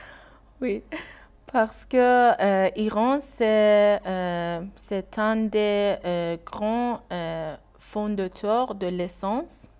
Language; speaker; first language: French; non-native, learner; Persian